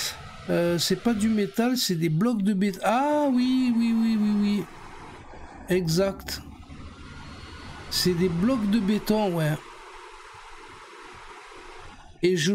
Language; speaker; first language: French; native; French